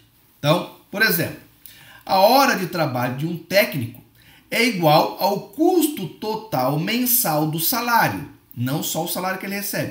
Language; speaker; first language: Portuguese; native; Portuguese